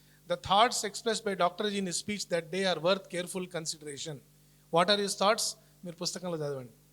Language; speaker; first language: English; non-native, local second language; Telugu